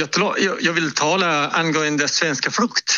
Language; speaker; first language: Swedish; non-native, fluent; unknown